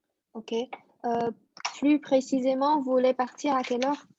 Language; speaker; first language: French; non-native, fluent; Chinese